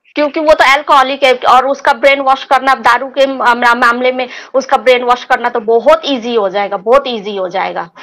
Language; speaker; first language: Hindi; non-native, local second language; Nepali